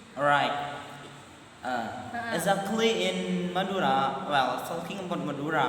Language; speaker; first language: English; non-native, learner; Madurese